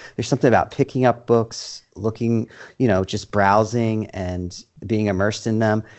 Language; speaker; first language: English; native; English